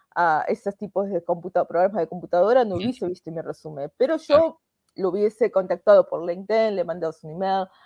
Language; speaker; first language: Spanish; native; Spanish